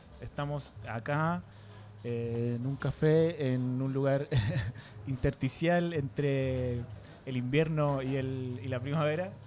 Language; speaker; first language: Spanish; native; Spanish